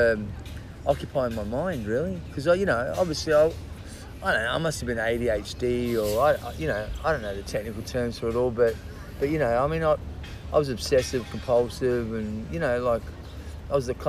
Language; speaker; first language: English; native; English